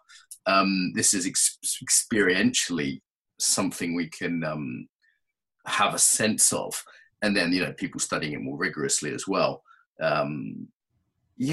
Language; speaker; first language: English; native; English